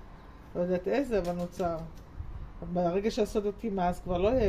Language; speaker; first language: Hebrew; native; Hebrew